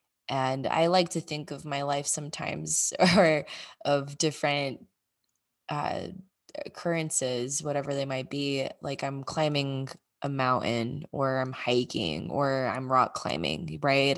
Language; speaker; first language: English; native; English